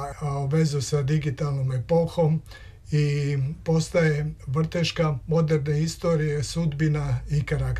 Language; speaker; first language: Serbian; native; Serbian